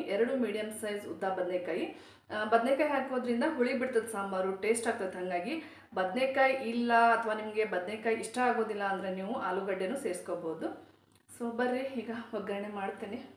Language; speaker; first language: Kannada; native; Kannada